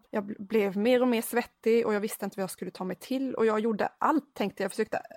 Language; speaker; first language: Swedish; native; Swedish